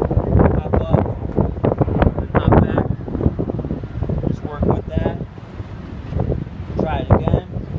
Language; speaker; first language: English; native; English